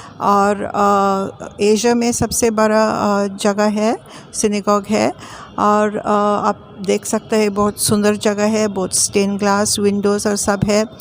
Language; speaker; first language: Hindi; non-native, local second language; English